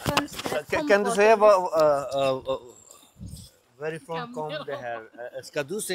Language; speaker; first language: Swedish; non-native, learner; Hindi